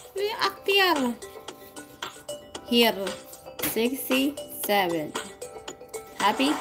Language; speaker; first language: Dutch; non-native, learner; Filipino